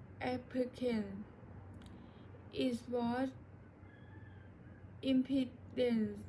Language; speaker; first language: English; non-native, learner; Thai